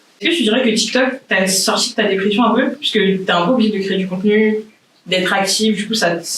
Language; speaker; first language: French; native; French